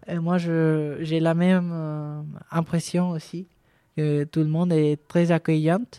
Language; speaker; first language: French; non-native, fluent; Spanish